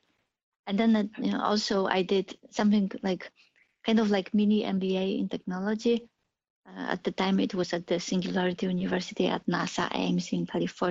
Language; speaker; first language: English; non-native, fluent; Polish